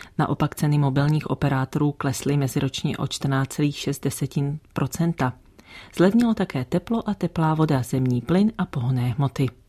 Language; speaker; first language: Czech; native; Czech